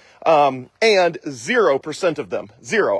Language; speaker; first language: English; native; English